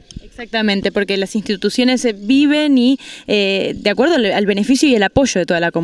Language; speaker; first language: Spanish; native; Spanish